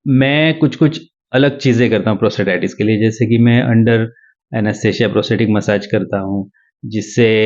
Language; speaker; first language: Hindi; non-native, local second language; Marathi